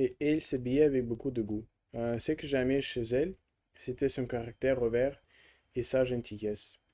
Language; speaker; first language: French; non-native, learner; Russian